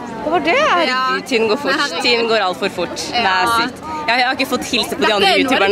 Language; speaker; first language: Norwegian; native; Norwegian